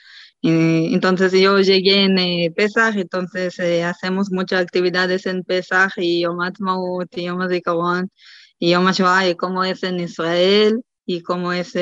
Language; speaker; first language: Spanish; non-native, learner; Hebrew